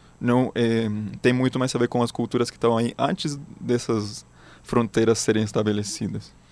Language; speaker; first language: Portuguese; non-native, fluent; Spanish